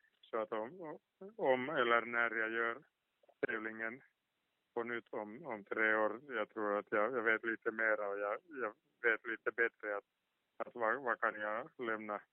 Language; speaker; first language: Swedish; non-native, local second language; Finnish